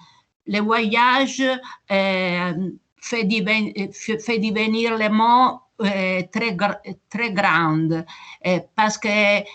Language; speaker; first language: French; non-native, learner; Italian